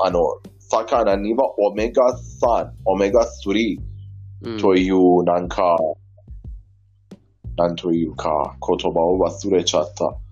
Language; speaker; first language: Japanese; non-native, learner; Persian